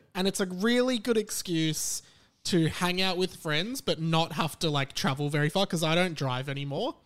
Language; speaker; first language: English; native; English